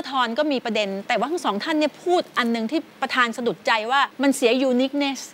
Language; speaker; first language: Thai; native; Thai